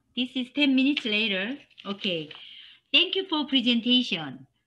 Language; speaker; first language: English; non-native, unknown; Korean